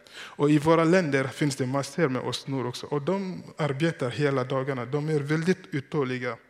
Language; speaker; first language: Swedish; non-native, fluent; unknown